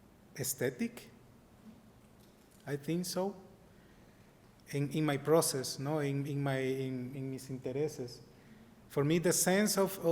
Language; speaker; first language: English; non-native, learner; Spanish